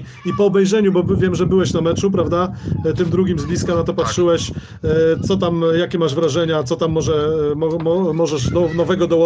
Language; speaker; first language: Polish; native; Polish